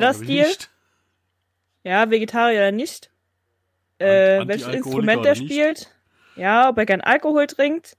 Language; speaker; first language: German; native; German